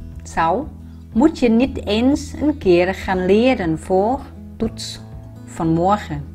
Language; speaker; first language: Dutch; non-native, fluent; Vietnamese